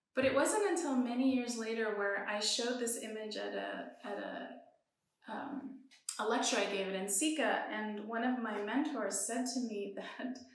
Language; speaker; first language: English; early bilingual, other home language; Persian